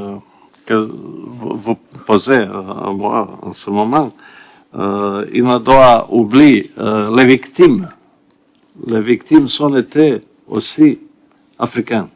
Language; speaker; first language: French; non-native, learner; Bosnian